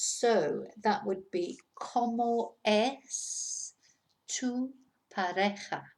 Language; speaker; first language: Spanish; non-native, fluent; English